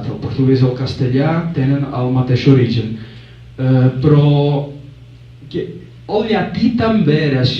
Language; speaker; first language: Catalan; non-native, fluent; Portuguese